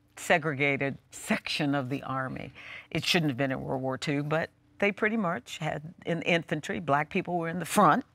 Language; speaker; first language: English; native; English